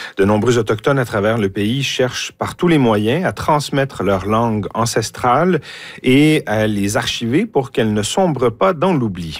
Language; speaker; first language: French; native; French